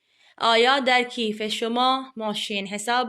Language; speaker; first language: Persian; non-native, fluent; Urdu